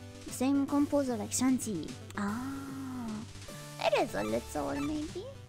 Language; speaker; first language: English; non-native, fluent; Japanese